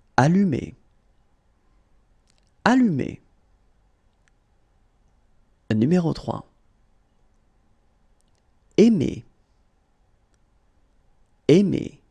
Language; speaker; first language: French; native; French